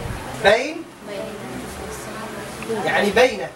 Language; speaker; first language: Arabic; non-native, fluent; Tausug